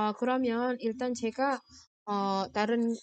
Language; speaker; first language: Korean; non-native, fluent; Indonesian